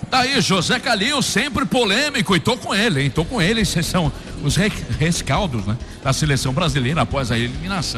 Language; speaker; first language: Portuguese; native; Portuguese